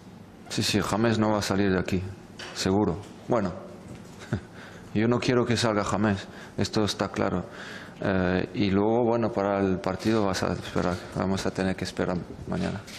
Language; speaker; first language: Spanish; non-native, fluent; French